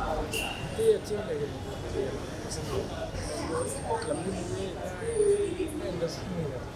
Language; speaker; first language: Hindi; native; Hindi